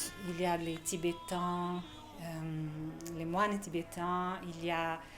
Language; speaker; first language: French; non-native, fluent; Portuguese